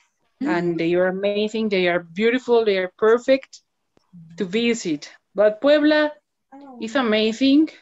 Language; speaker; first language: English; non-native, learner; Spanish